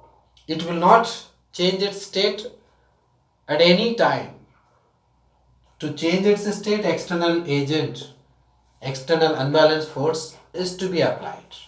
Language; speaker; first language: English; non-native, local second language; Tamil